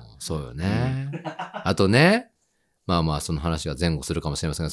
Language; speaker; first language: Japanese; native; Japanese